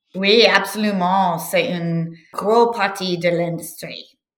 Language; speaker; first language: French; non-native, learner; English